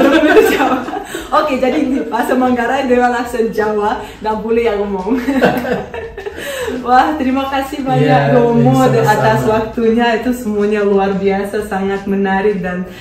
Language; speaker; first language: Indonesian; non-native, fluent; Russian